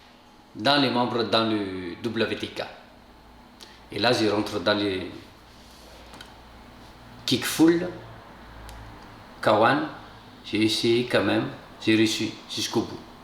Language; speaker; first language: French; non-native, local second language; Malagasy